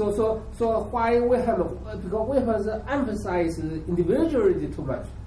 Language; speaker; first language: English; non-native, learner; Chinese